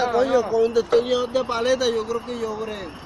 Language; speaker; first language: Spanish; native; Spanish